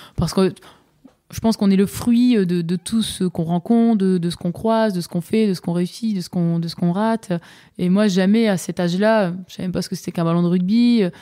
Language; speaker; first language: French; native; French